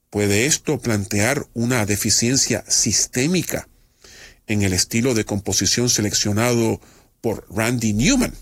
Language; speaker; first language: Spanish; native; Spanish